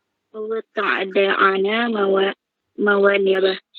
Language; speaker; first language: Arabic; non-native, learner; Indonesian